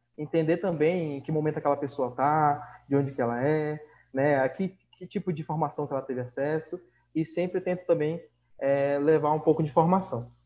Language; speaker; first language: Portuguese; native; Portuguese